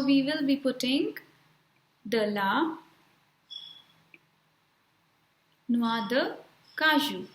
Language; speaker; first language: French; non-native, fluent; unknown